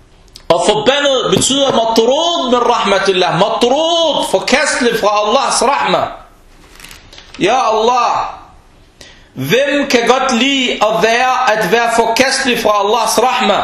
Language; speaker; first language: Danish; early bilingual, other home language; Arabic